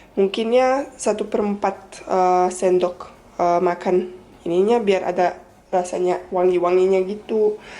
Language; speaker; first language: Indonesian; non-native, fluent; Bosnian